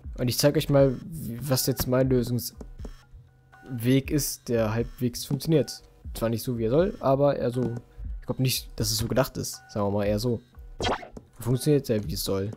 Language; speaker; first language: German; native; German